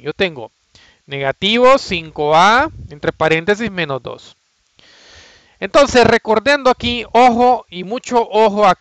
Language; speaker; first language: Spanish; native; Spanish